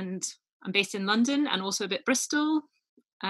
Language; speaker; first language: English; native; English